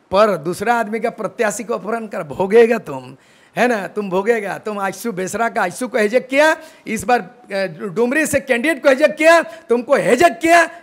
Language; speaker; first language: Hindi; native; Hindi